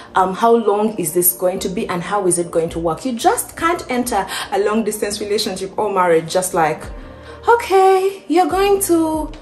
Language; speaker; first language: English; non-native, local second language; Ganda